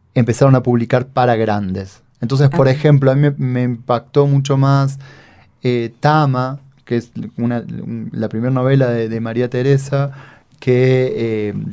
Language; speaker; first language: Spanish; native; Spanish